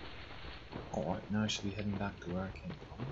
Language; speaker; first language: English; native; English